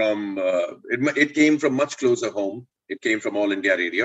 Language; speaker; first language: English; non-native, local second language; Hindi